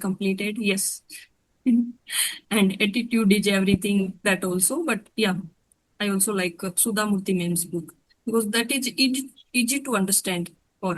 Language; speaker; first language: English; non-native, learner; Hindi